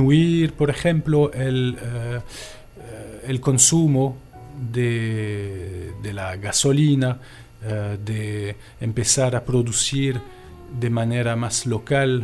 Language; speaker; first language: Spanish; non-native, fluent; French